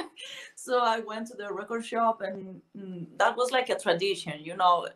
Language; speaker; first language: English; non-native, fluent; Spanish